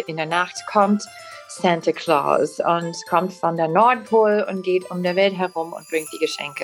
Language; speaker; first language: German; non-native, fluent; English